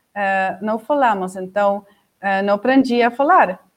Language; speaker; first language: Portuguese; non-native, fluent; Dutch